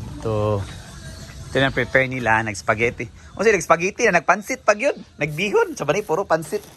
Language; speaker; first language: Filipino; non-native, local second language; Cebuano